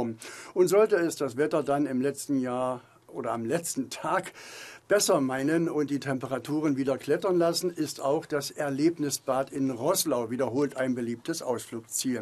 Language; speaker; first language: German; native; German